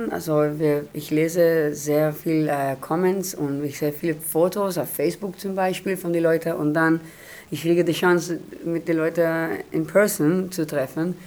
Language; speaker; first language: German; non-native, learner; Hebrew